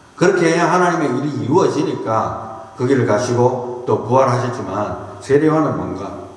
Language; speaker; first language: Korean; native; Korean